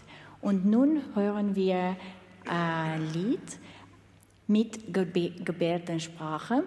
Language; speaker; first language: German; non-native, learner; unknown